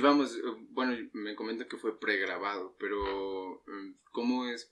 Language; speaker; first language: Spanish; native; Spanish